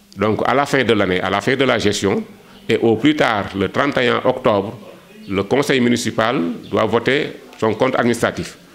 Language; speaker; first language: French; non-native, local second language; Wolof